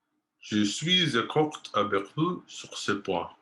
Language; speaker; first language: French; non-native, learner; Spanish